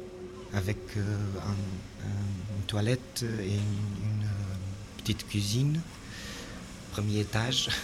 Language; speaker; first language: French; non-native, learner; Portuguese